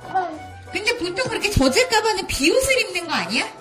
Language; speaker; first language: Korean; native; Korean